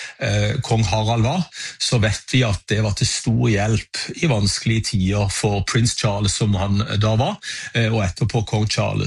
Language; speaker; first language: Norwegian; native; Norwegian